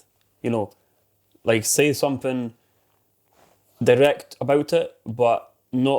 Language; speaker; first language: English; native; English